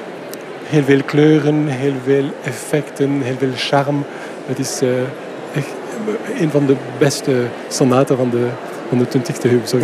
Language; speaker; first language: Dutch; non-native, fluent; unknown